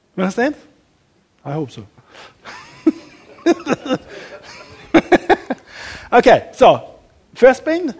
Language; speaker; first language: English; non-native, learner; German